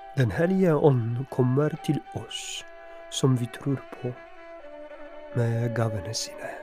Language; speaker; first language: Norwegian; non-native, fluent; Polish